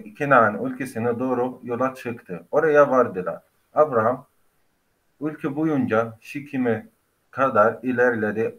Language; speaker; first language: Turkish; non-native, fluent; Arabic